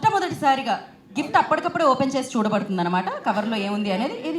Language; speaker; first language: Telugu; native; Telugu